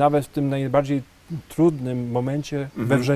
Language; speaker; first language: Polish; native; Polish